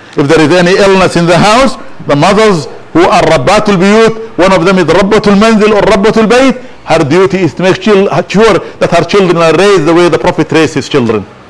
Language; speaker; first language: English; non-native, fluent; Arabic